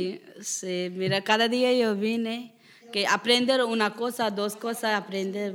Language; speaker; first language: Spanish; non-native, learner; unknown